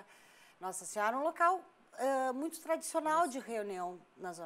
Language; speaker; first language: Portuguese; native; Portuguese